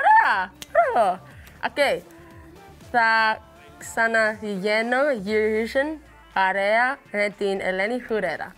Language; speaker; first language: Greek; early bilingual, heritage; Greek